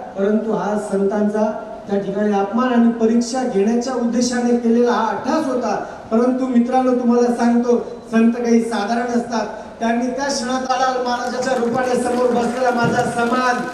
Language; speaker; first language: Marathi; non-native, local second language; Lambadi